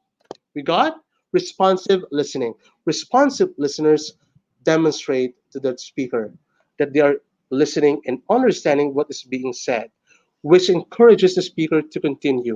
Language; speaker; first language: English; non-native, local second language; Filipino